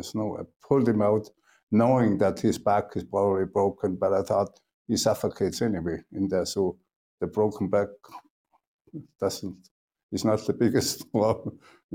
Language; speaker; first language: English; non-native, fluent; German